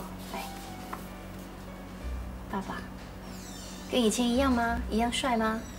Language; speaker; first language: Chinese; native; Chinese